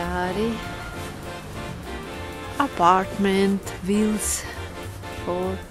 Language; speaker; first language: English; non-native, learner; Russian